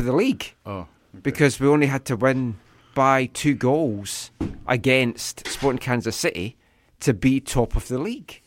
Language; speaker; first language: English; native; English